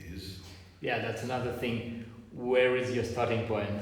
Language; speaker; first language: English; non-native, fluent; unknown